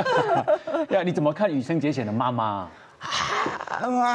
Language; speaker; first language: Chinese; native; Chinese